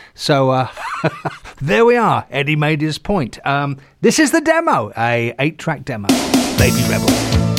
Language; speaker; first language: English; native; English